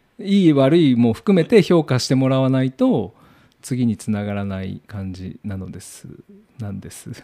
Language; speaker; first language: Japanese; native; Japanese